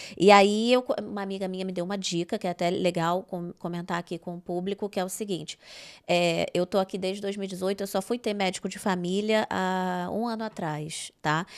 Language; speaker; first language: Portuguese; native; Portuguese